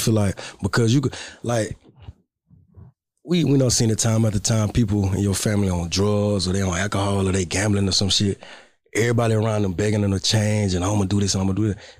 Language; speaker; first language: English; native; English